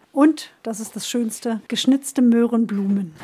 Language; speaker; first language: German; native; German